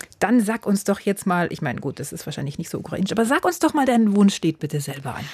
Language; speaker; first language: German; native; German